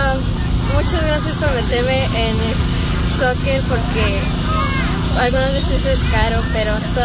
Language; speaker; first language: Spanish; early bilingual, other home language; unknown